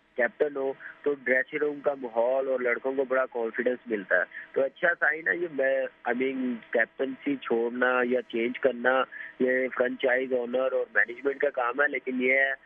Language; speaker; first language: Urdu; non-native, local second language; Punjabi